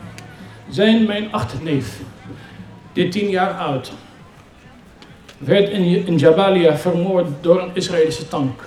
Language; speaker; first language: Dutch; non-native, fluent; Arabic